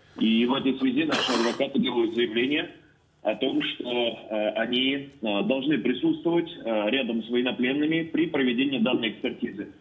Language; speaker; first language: Russian; native; Russian